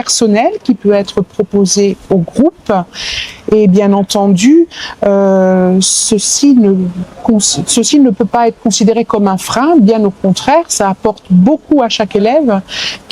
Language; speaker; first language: French; native; French